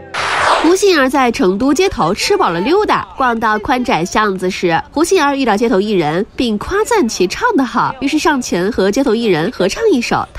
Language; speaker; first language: Chinese; native; Chinese